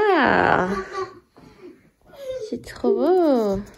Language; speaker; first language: French; native; French